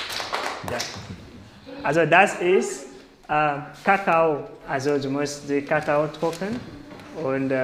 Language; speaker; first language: German; non-native, learner; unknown